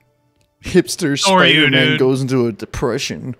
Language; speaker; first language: English; native; English